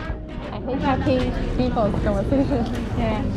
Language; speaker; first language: English; non-native, fluent; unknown